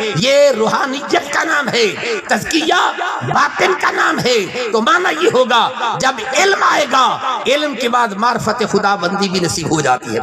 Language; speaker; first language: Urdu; non-native, local second language; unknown